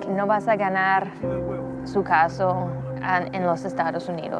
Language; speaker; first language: Spanish; non-native, fluent; English